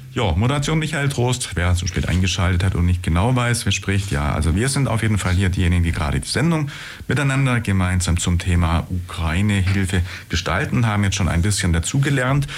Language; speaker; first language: German; native; German